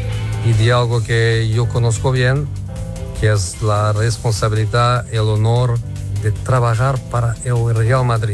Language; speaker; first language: Spanish; non-native, fluent; Portuguese